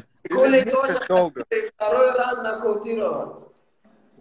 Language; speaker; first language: Russian; non-native, learner; Persian